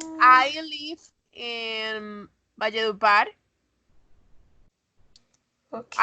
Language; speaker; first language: English; non-native, learner; Spanish